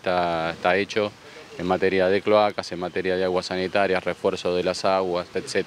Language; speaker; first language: Spanish; native; Spanish